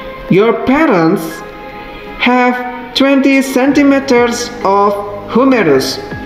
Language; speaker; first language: English; non-native, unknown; Indonesian